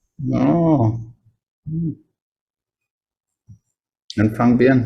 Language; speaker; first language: Chinese; non-native, fluent; English